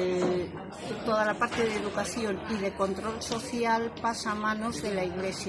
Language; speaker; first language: Spanish; native; Spanish